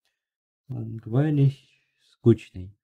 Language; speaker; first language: German; non-native, learner; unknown